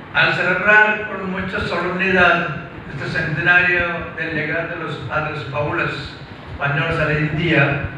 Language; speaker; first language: Spanish; non-native, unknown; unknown